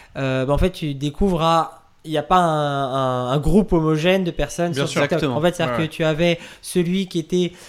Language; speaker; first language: French; native; French